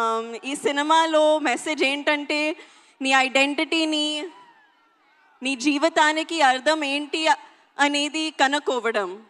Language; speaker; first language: Telugu; non-native, local second language; Hindi